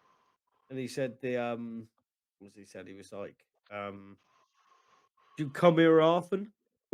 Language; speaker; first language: English; native; English